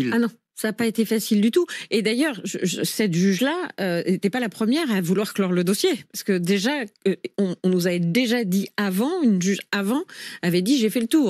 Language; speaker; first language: French; native; French